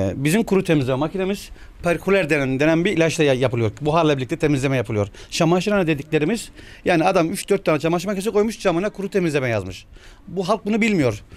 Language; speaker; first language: Turkish; native; Turkish